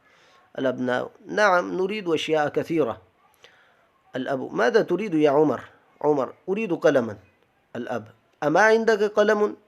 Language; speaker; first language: Arabic; non-native, fluent; Urdu